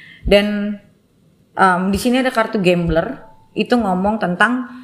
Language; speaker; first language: Indonesian; native; Indonesian